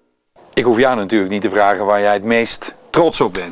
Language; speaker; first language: Dutch; native; Dutch